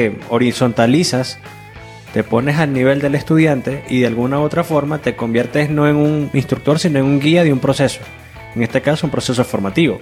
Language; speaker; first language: Spanish; native; Spanish